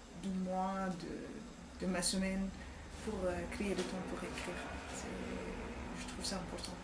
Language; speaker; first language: French; non-native, fluent; Arabic